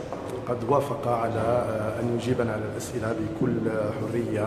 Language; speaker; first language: Arabic; native; Arabic